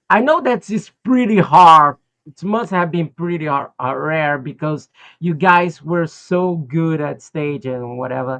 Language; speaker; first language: English; non-native, fluent; Portuguese